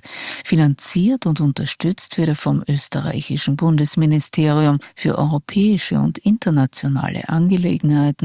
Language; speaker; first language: German; native; German